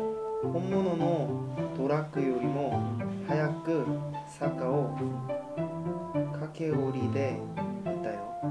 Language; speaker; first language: Japanese; non-native, learner; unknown